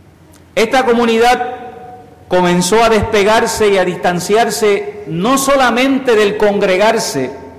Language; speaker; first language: Spanish; native; Spanish